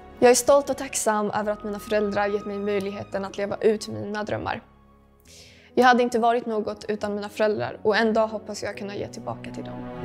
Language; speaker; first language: Swedish; early bilingual, other home language; Arabic